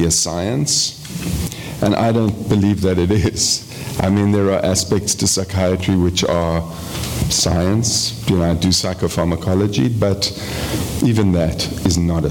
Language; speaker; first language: English; native; English